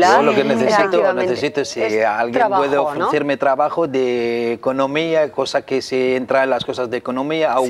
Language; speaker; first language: Spanish; non-native, learner; Arabic